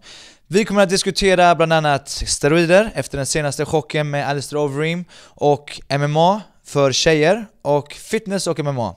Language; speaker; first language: Swedish; native; Swedish